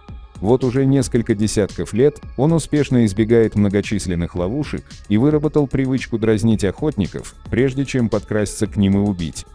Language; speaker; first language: Russian; native; Russian